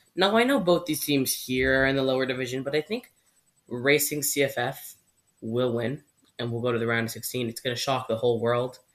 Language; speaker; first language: English; native; English